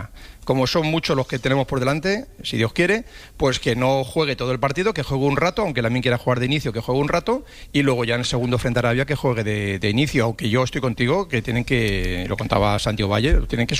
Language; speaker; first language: Spanish; native; Spanish